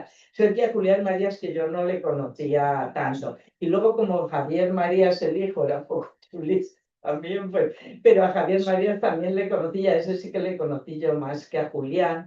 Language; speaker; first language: Spanish; native; Spanish